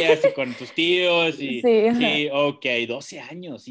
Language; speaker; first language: Spanish; native; Spanish